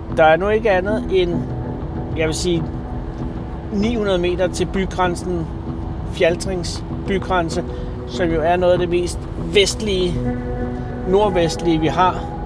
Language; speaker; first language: Danish; native; Danish